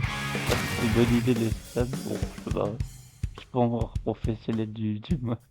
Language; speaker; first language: French; native; French